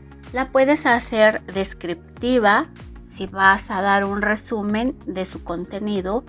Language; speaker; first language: Spanish; native; Spanish